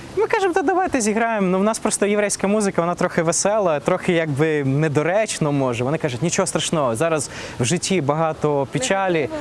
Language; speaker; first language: Ukrainian; non-native, local second language; Russian